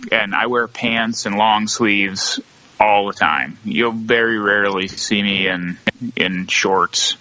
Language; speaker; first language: English; native; English